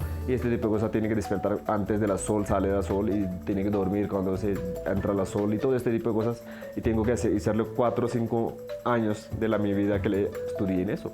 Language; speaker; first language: Spanish; non-native, learner; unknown